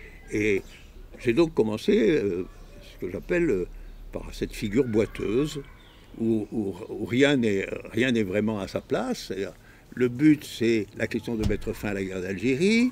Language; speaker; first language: French; native; French